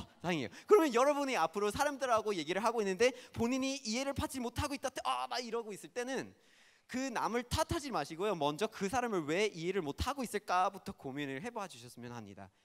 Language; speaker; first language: Korean; non-native, fluent; English